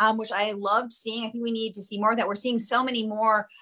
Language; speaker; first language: English; native; English